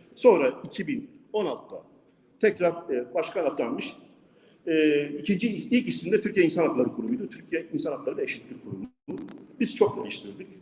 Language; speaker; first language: Turkish; non-native, local second language; Kurdish